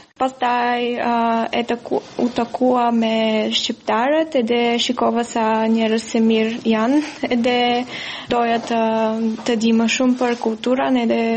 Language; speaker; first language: Albanian; non-native, learner; Bulgarian